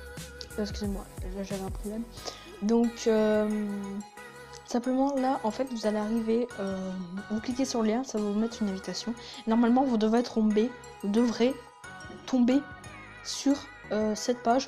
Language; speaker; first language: French; native; French